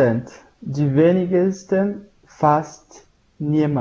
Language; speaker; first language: German; non-native, learner; Portuguese